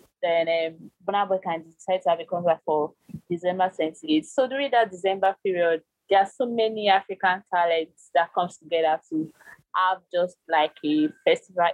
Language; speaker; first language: English; non-native, local second language; Yoruba